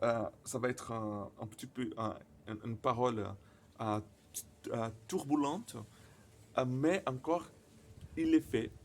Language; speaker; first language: French; non-native, learner; Portuguese